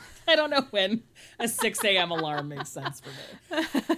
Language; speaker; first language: English; native; English